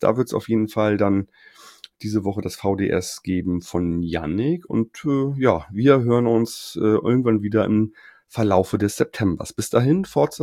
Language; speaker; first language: German; native; German